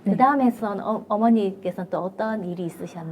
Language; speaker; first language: Korean; native; Korean